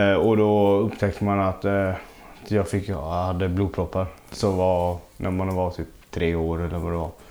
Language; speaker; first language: Swedish; early bilingual, other home language; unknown